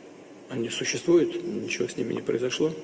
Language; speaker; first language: Russian; native; Russian